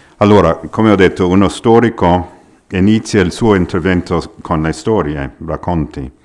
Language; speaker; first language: Italian; non-native, fluent; English